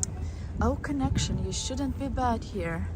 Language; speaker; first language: English; non-native, fluent; Russian